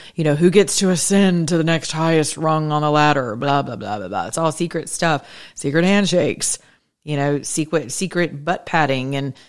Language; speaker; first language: English; native; English